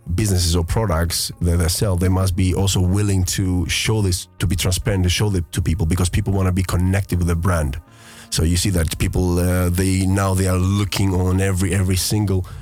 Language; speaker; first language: English; early bilingual, other home language; Greek